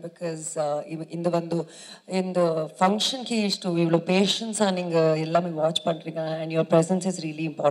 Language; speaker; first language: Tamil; non-native, learner; Kannada